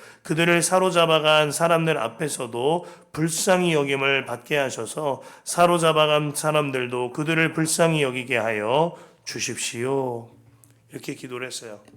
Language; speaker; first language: Korean; native; Korean